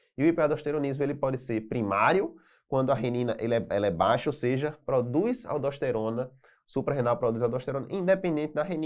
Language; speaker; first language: Portuguese; native; Portuguese